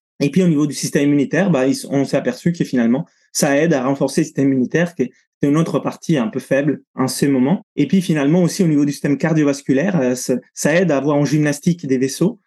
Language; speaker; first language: French; non-native, fluent; Italian